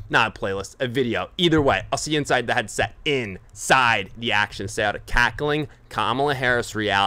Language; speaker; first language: English; native; English